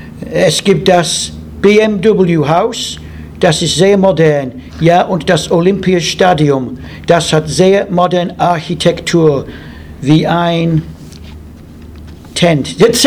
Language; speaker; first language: German; non-native, learner; English